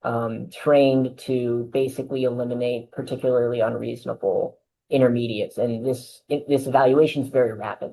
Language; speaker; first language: English; native; English